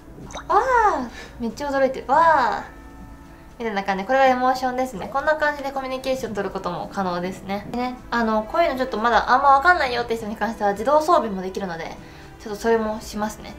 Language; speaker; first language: Japanese; native; Japanese